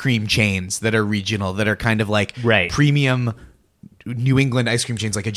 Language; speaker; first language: English; native; English